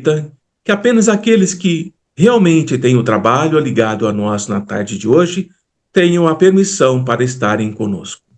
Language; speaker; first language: Portuguese; native; Portuguese